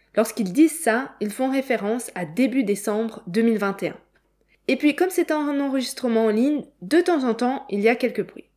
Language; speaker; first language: French; native; French